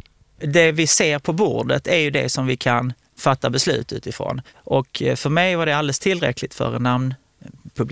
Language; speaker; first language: Swedish; native; Swedish